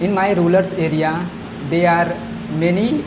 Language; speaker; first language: English; non-native, learner; Hindi